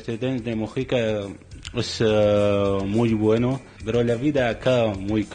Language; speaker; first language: Spanish; non-native, learner; Arabic